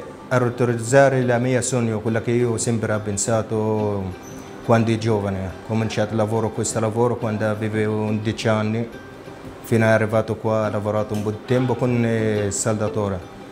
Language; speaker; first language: Italian; non-native, learner; Arabic